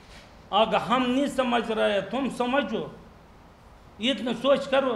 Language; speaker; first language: Urdu; non-native, learner; Pashto